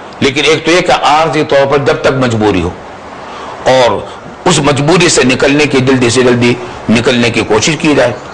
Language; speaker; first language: Urdu; native; Urdu